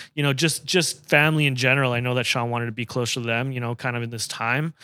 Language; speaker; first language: English; native; English